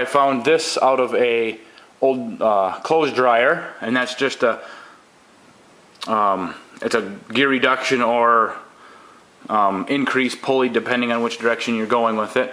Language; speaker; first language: English; native; English